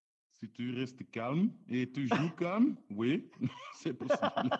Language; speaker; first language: French; non-native, local second language; Dutch